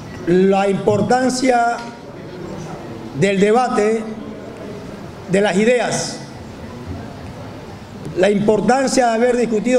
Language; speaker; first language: Spanish; native; Spanish